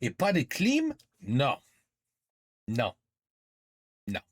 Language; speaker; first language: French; non-native, learner; English